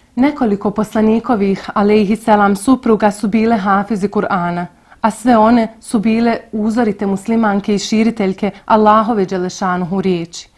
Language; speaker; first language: Bosnian; native; Bosnian